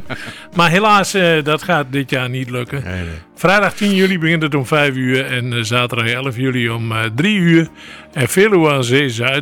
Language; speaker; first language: Dutch; native; Dutch